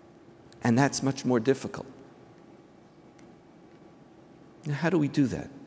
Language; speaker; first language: English; native; English